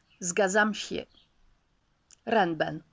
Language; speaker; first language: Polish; non-native, learner; Hungarian